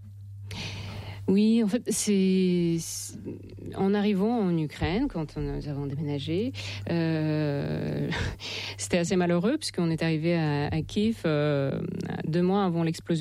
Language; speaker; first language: French; non-native, fluent; Russian